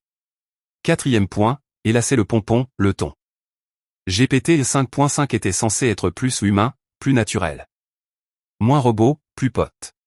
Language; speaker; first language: French; native; French